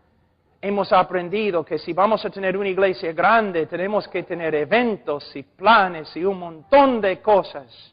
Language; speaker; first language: Spanish; non-native, fluent; English